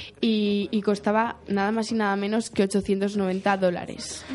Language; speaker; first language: Spanish; native; Spanish